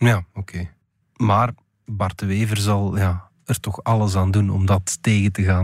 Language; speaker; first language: Dutch; native; Dutch